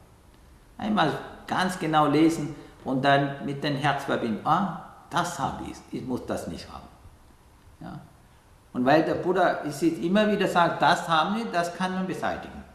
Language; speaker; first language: German; non-native, fluent; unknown